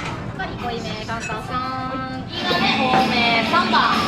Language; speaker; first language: Japanese; native; Japanese